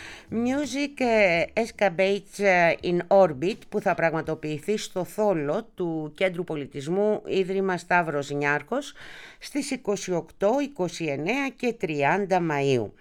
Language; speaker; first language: Greek; native; Greek